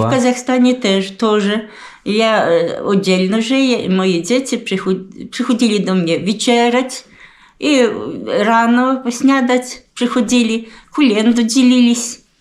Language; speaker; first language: Polish; early bilingual, heritage; Polish